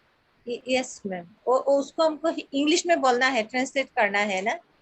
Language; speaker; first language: Hindi; non-native, local second language; Assamese